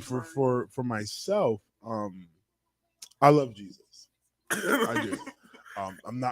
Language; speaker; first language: English; native; English